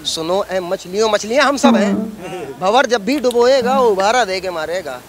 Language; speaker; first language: Hindi; native; Hindi